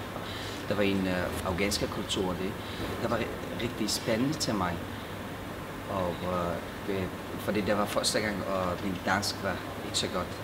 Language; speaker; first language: Danish; non-native, learner; Persian